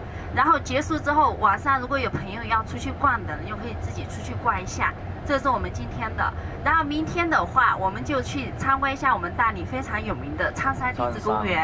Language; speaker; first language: Chinese; native; Chinese